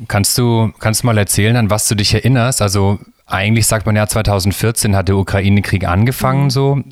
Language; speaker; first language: German; native; German